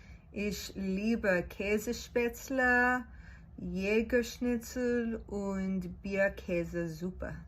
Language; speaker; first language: German; non-native, learner; English